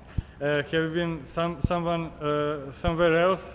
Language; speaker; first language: English; non-native, learner; Serbian